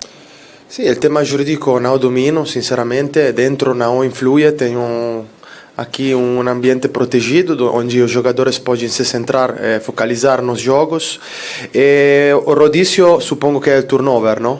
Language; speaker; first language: Portuguese; non-native, fluent; Italian